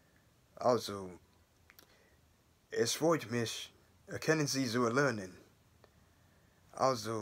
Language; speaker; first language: German; non-native, learner; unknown